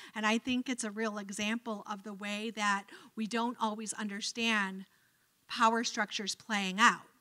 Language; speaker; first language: English; native; English